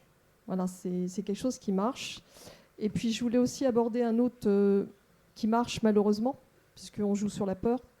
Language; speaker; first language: French; native; French